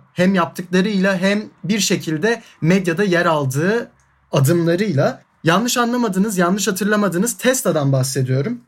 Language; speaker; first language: Turkish; native; Turkish